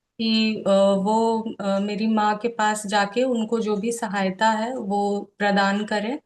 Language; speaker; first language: Hindi; native; Hindi